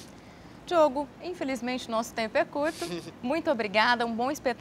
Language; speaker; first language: Portuguese; native; Portuguese